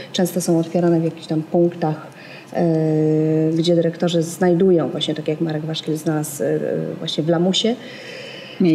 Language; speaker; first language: Polish; native; Polish